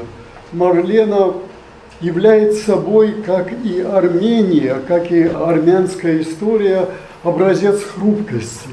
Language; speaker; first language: Russian; native; Russian